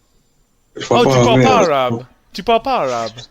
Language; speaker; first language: French; early bilingual, heritage; English